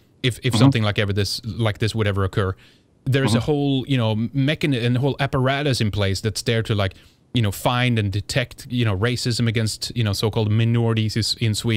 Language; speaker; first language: English; non-native, fluent; Swedish